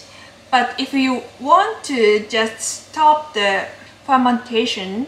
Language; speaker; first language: English; non-native, learner; Japanese